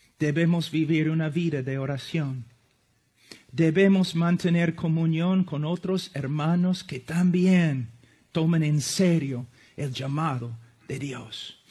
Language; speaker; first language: Spanish; non-native, fluent; English